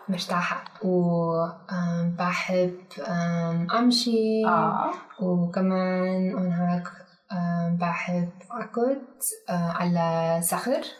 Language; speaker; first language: Arabic; non-native, learner; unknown